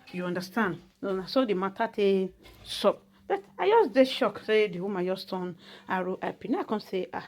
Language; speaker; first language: Nigerian Pidgin; native; Nigerian Pidgin